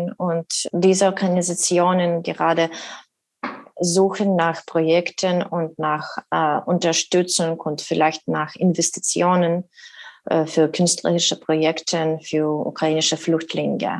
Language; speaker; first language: German; non-native, learner; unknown